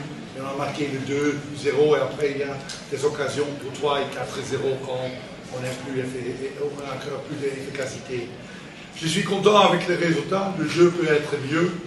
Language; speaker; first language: French; non-native, fluent; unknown